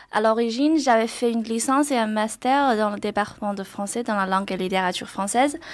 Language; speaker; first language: French; non-native, fluent; Chinese